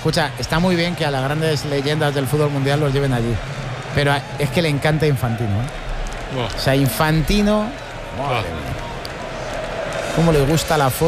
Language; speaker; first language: Spanish; native; Spanish